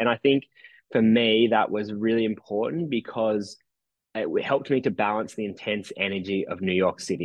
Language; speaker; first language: English; native; English